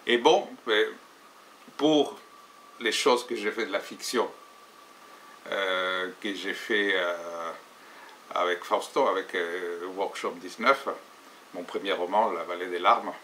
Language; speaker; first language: French; non-native, fluent; Spanish